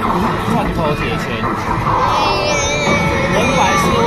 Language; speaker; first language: Chinese; native; Chinese